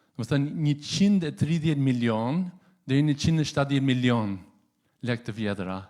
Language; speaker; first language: Albanian; non-native, fluent; English